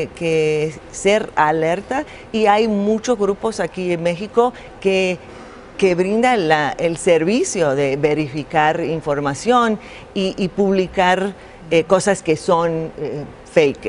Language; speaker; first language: Spanish; non-native, fluent; English